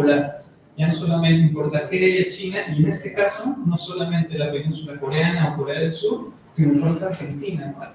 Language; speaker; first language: Spanish; native; Spanish